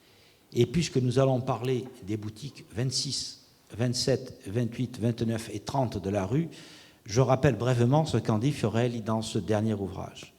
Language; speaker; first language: French; native; French